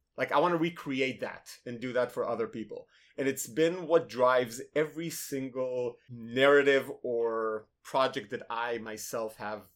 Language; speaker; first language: English; non-native, fluent; Hebrew